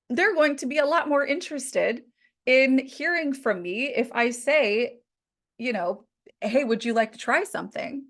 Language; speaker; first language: English; native; English